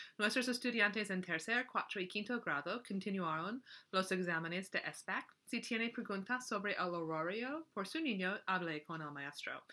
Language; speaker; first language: Spanish; non-native, learner; English